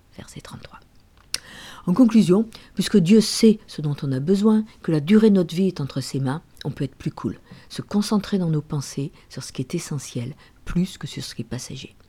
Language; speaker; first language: French; native; French